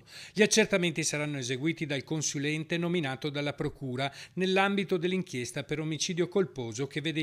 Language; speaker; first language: Italian; native; Italian